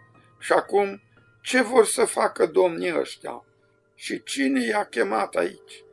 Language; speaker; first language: Romanian; native; Romanian